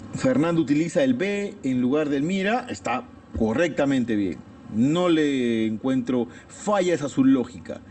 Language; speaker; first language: Spanish; native; Spanish